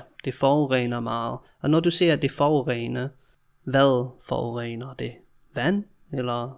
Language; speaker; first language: Danish; non-native, fluent; English